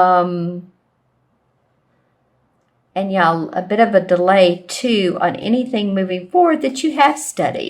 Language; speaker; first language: English; native; English